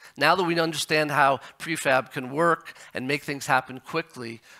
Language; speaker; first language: English; native; English